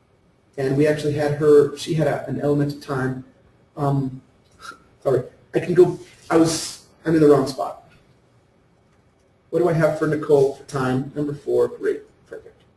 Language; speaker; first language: English; native; English